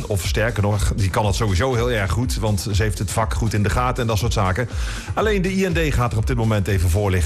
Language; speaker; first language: Dutch; native; Dutch